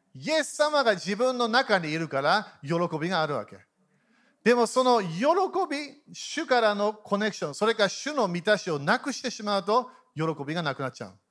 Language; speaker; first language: Japanese; native; Japanese